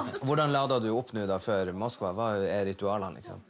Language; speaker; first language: Norwegian; native; Norwegian